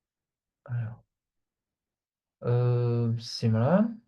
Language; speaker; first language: French; non-native, fluent; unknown